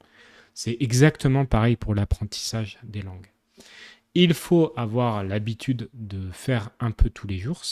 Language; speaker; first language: French; native; French